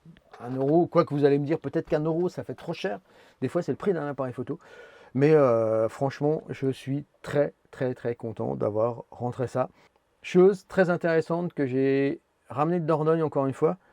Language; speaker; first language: French; native; French